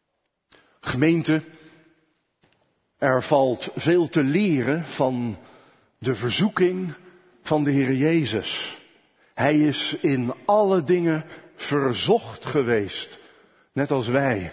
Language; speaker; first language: Dutch; native; Dutch